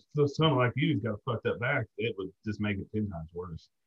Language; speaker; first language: English; native; English